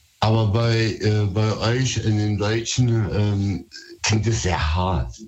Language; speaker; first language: German; early bilingual, other home language; Turkish